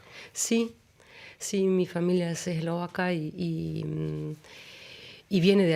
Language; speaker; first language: Spanish; early bilingual, other home language; German